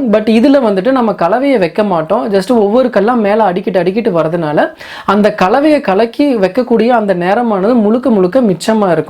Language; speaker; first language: Tamil; native; Tamil